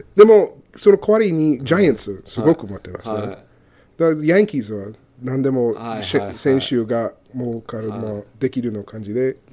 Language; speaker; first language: Japanese; non-native, learner; English